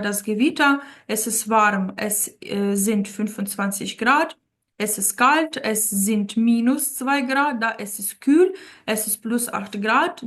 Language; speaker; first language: German; non-native, fluent; Ukrainian